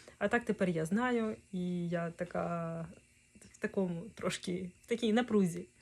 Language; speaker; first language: Ukrainian; non-native, local second language; Russian